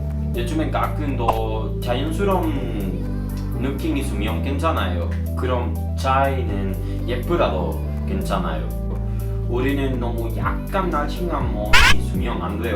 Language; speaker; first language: Korean; non-native, learner; Spanish